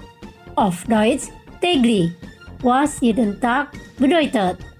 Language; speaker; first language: German; non-native, fluent; Indonesian